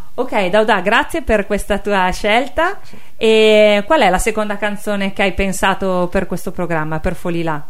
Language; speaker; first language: Italian; native; Italian